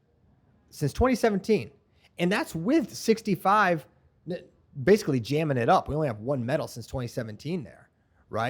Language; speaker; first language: English; native; English